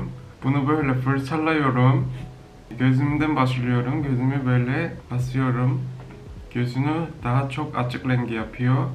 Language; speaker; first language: Turkish; non-native, learner; Korean